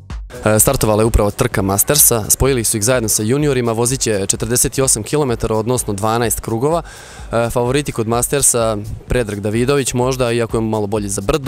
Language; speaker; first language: Serbian; native; Serbian